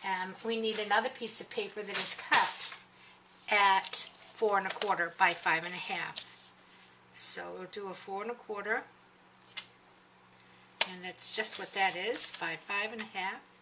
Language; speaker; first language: English; native; English